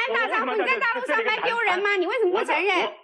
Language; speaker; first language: Chinese; native; Chinese